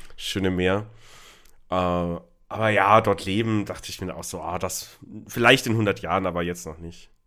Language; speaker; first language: German; native; German